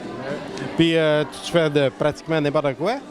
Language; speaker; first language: French; native; French